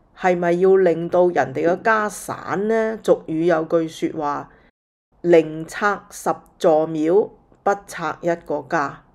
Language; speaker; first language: Cantonese; native; Cantonese